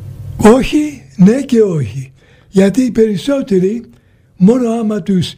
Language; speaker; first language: Greek; early bilingual, heritage; Greek